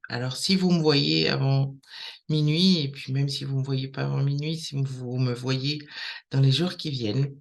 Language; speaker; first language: French; native; French